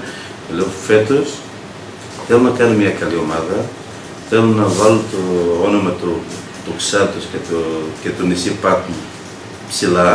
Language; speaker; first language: Greek; non-native, learner; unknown